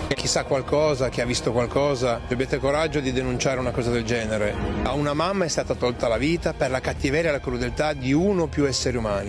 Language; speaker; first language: Italian; native; Italian